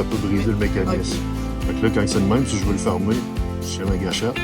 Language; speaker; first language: French; native; French